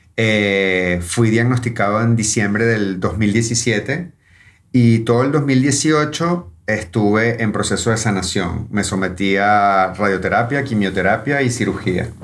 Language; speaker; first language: Spanish; native; Spanish